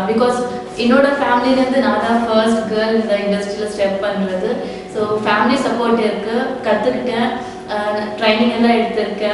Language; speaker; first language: Tamil; non-native, local second language; Telugu